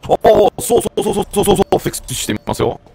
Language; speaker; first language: Japanese; non-native, learner; English